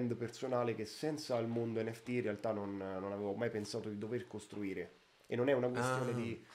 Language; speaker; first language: Italian; native; Italian